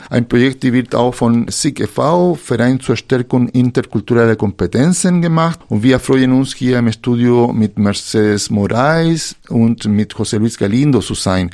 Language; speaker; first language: German; non-native, fluent; Spanish